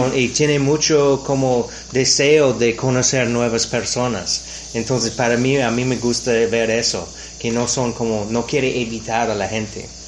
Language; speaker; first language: Spanish; non-native, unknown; English